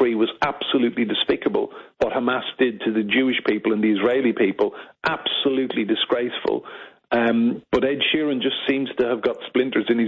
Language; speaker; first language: English; native; English